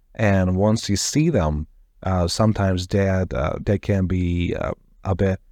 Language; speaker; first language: English; non-native, fluent; Persian